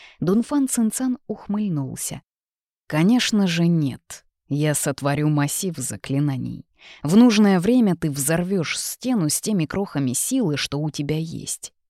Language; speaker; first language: Russian; native; Russian